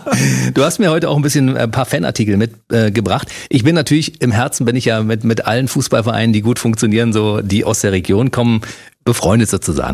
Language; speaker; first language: German; native; German